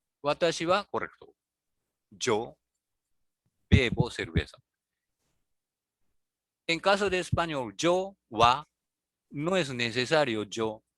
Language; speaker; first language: Spanish; non-native, learner; Japanese